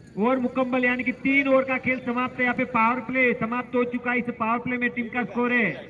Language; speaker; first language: Hindi; non-native, local second language; Gujarati